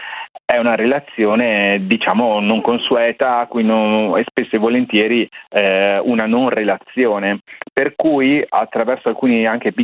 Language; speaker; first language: Italian; native; Italian